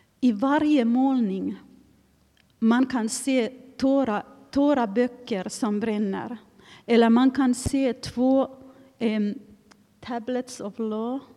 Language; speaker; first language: Swedish; non-native, fluent; Finnish